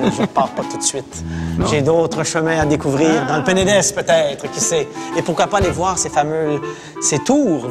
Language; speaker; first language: French; native; French